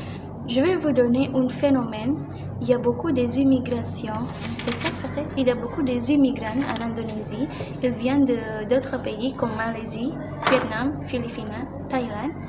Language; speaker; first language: French; non-native, learner; Indonesian